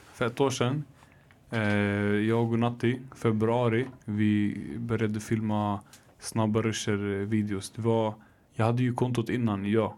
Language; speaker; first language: Swedish; early bilingual, other home language; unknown